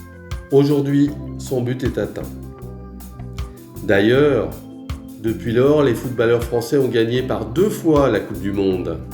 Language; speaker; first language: French; native; French